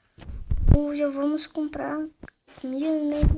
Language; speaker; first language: Portuguese; native; Portuguese